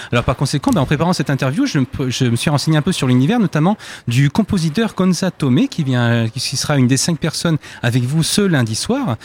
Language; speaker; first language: French; native; French